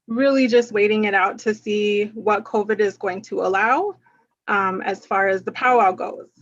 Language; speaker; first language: English; early bilingual, other home language; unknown